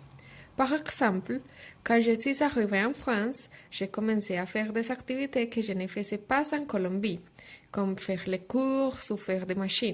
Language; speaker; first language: French; non-native, fluent; Spanish